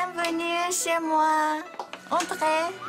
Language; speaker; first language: French; non-native, learner; Japanese